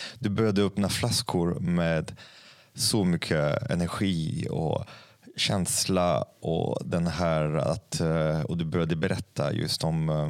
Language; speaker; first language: Swedish; non-native, fluent; French